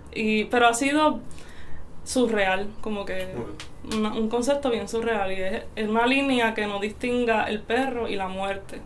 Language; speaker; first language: Spanish; native; Spanish